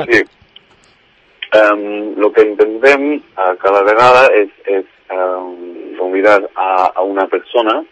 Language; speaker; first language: Catalan; non-native, fluent; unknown